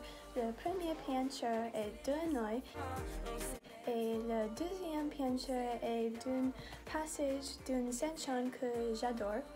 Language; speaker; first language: French; non-native, learner; English